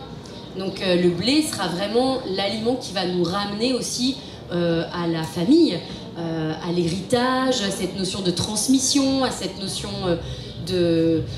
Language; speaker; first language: French; native; French